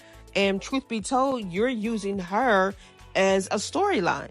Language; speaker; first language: English; native; English